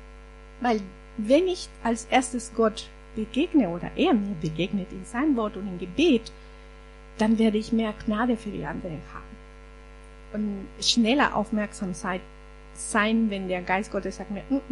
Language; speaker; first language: German; non-native, fluent; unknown